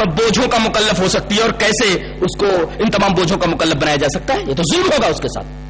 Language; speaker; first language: Urdu; native; Urdu